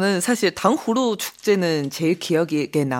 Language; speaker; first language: Korean; non-native, fluent; Chinese